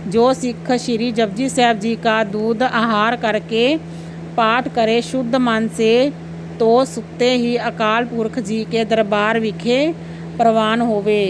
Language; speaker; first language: Hindi; non-native, local second language; Punjabi